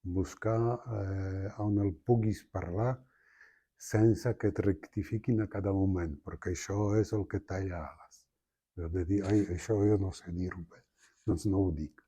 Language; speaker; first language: Catalan; non-native, fluent; Polish